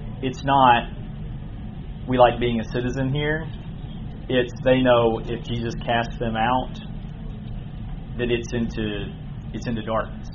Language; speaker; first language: English; native; English